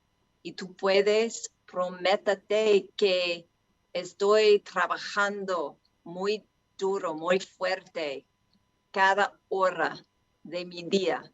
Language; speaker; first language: Spanish; non-native, learner; English